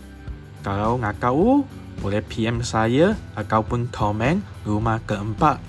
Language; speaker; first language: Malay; non-native, local second language; Chinese